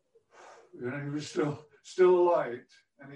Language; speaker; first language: English; native; English